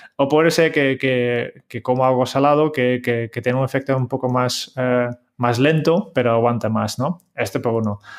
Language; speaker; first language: Spanish; non-native, fluent; Dutch